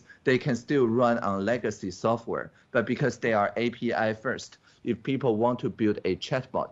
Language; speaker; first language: English; non-native, fluent; Chinese